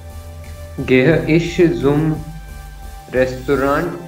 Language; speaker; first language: German; non-native, learner; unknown